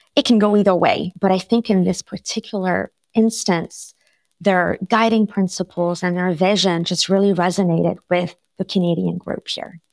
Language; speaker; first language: English; non-native, fluent; French